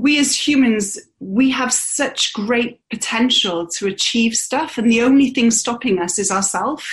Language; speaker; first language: English; native; English